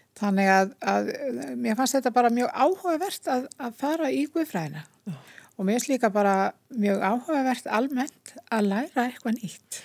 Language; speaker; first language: Icelandic; native; Icelandic